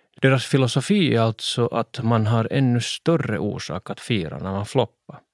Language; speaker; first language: Swedish; native; Swedish